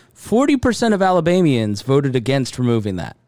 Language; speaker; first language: English; early bilingual, other home language; German